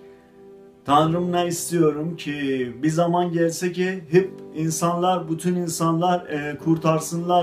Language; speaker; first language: Turkish; non-native, fluent; Azerbaijani